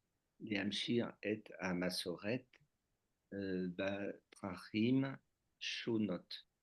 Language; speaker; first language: Hebrew; non-native, learner; French